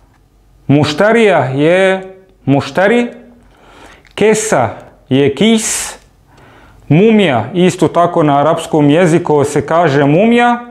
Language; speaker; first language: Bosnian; non-native, fluent; Arabic